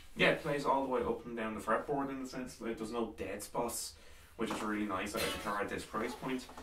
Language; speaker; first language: English; native; English